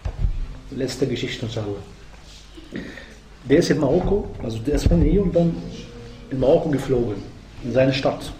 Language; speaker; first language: German; non-native, fluent; Arabic